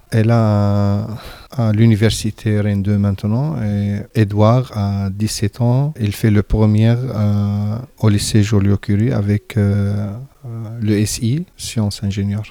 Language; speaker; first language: French; non-native, learner; Arabic